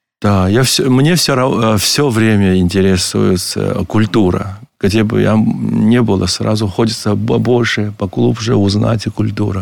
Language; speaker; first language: Russian; non-native, learner; Chinese